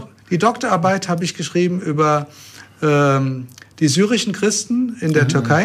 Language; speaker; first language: German; native; German